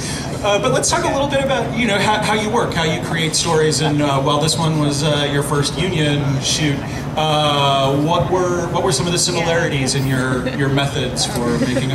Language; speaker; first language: English; native; English